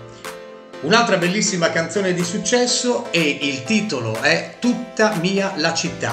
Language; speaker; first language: Italian; native; Italian